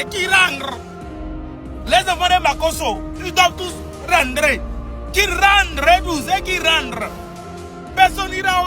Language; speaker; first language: French; native; French